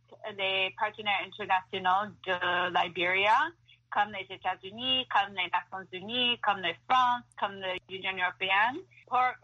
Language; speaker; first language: French; non-native, fluent; English